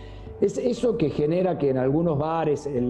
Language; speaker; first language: Spanish; native; Spanish